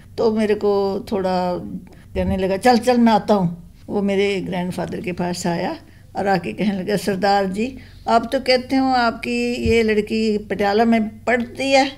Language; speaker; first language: Hindi; non-native, local second language; Punjabi